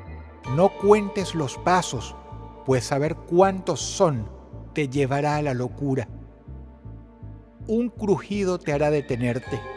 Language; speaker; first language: Spanish; native; Spanish